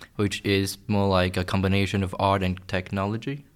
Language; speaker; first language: English; non-native, fluent; Chinese